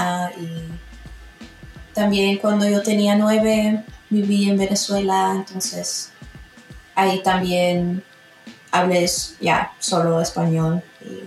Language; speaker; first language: Spanish; early bilingual, heritage; Spanish